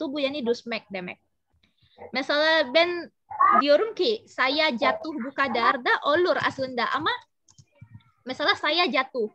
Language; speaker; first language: Turkish; non-native, learner; Indonesian